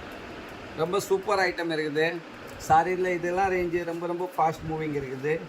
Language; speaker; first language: Tamil; non-native, fluent; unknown